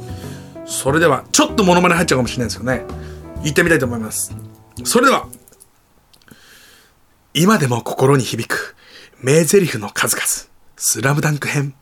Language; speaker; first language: Japanese; native; Japanese